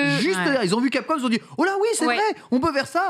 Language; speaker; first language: French; native; French